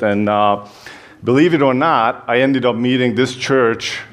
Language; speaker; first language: English; non-native, fluent; Hungarian